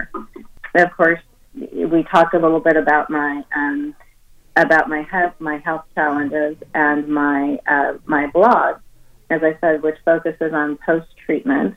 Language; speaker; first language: English; native; English